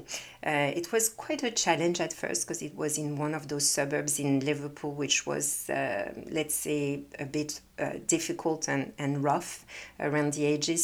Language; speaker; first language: English; non-native, fluent; French